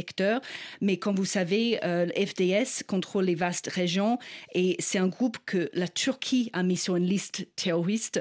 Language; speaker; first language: French; non-native, fluent; English